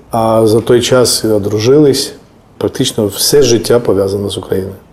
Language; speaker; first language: Ukrainian; non-native, fluent; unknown